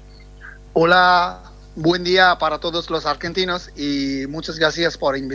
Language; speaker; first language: Spanish; non-native, fluent; Bangla